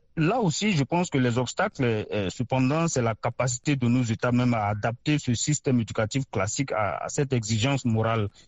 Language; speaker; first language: French; non-native, local second language; Mossi